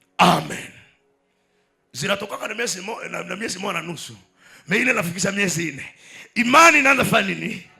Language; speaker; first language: Swahili; native; Swahili